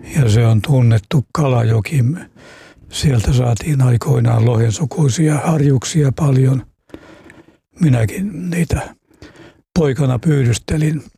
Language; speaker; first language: Finnish; native; Finnish